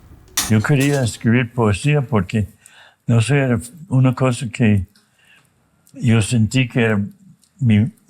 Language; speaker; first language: Spanish; non-native, fluent; English